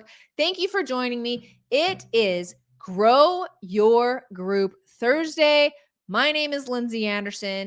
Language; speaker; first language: English; native; English